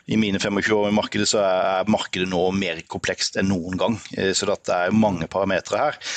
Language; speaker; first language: Norwegian; native; Norwegian